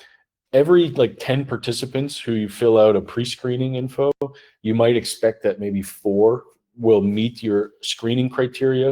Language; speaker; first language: English; native; English